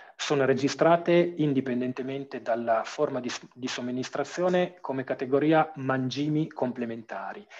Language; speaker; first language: Italian; native; Italian